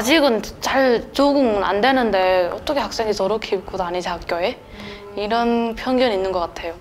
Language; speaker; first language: Korean; native; Korean